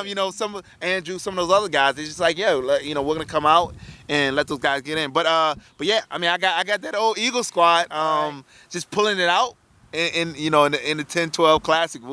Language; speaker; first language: English; native; English